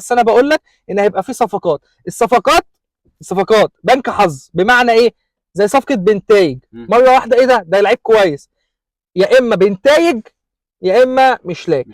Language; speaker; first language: Arabic; native; Arabic